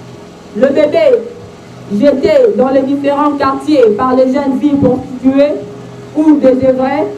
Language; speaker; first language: French; non-native, local second language; Lingala